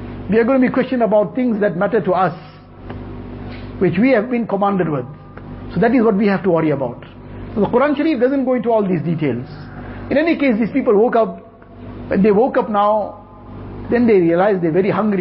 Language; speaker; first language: English; native; English